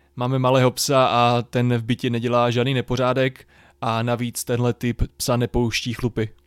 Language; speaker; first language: Czech; native; Czech